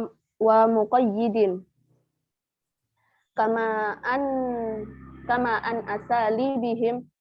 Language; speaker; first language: Arabic; non-native, learner; Indonesian